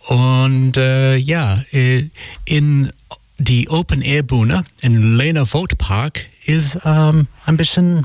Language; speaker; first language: German; non-native, learner; English